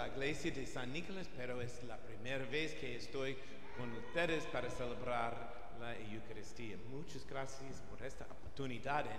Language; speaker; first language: Spanish; non-native, fluent; English